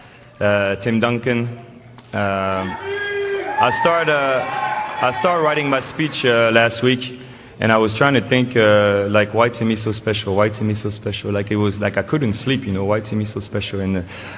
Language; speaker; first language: English; non-native, fluent; French